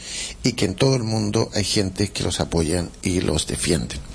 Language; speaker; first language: Spanish; native; Spanish